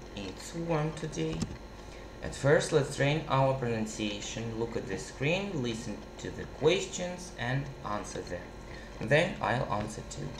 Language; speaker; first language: English; non-native, fluent; Russian